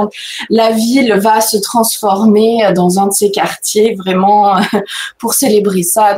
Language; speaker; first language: French; native; French